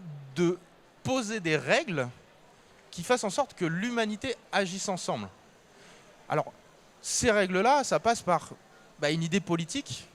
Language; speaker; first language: French; native; French